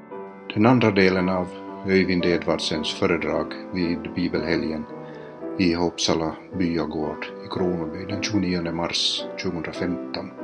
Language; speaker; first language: Swedish; native; Swedish